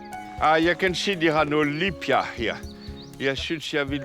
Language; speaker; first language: Danish; non-native, fluent; French